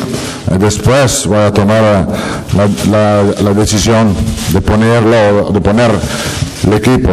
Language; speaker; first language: Spanish; non-native, fluent; Italian